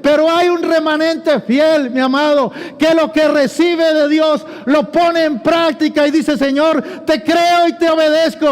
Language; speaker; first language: Spanish; native; Spanish